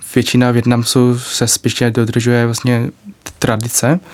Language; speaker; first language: Czech; non-native, learner; Vietnamese